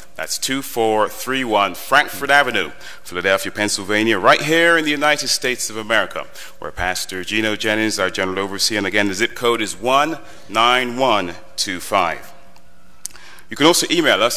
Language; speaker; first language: English; native; English